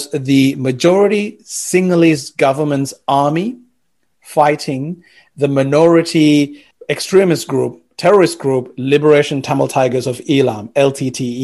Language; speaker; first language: English; non-native, local second language; Sinhala